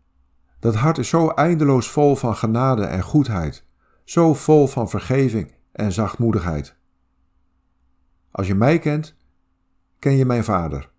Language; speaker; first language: Dutch; native; Dutch